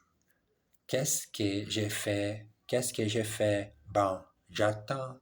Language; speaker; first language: French; non-native, learner; English